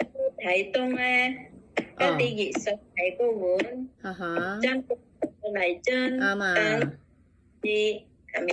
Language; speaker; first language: Cantonese; non-native, learner; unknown